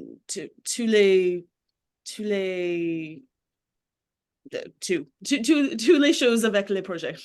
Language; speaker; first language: French; non-native, learner; English